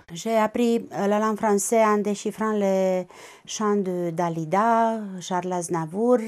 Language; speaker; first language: French; non-native, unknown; Romanian